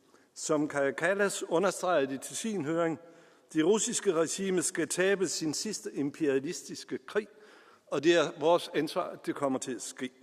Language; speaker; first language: Danish; native; Danish